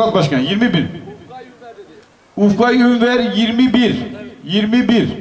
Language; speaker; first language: Turkish; native; Turkish